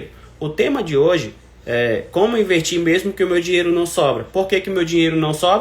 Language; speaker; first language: Portuguese; native; Portuguese